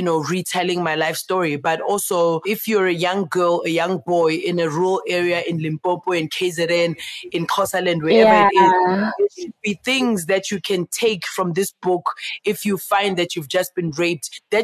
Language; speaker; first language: English; non-native, local second language; Zulu